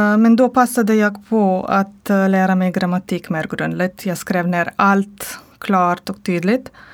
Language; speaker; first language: Swedish; non-native, learner; Croatian